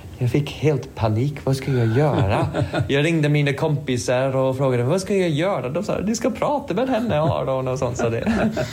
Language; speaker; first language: Swedish; non-native, fluent; English